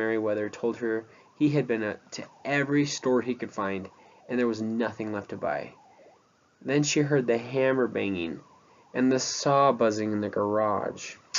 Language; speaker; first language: English; native; English